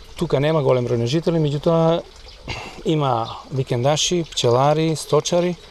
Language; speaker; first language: Macedonian; native; Macedonian